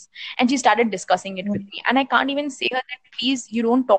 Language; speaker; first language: English; non-native, local second language; Hindi